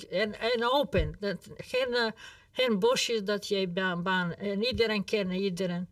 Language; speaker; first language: Dutch; non-native, learner; Serbian